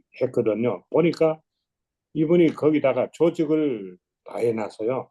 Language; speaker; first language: Korean; native; Korean